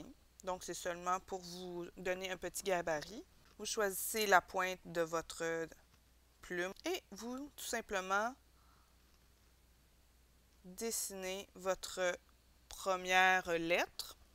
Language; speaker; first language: French; native; French